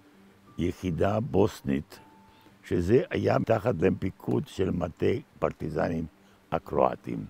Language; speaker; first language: Hebrew; non-native, fluent; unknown